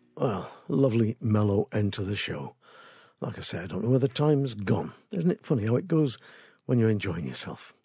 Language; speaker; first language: English; native; English